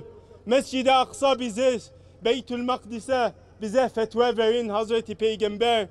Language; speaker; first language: Turkish; non-native, fluent; Arabic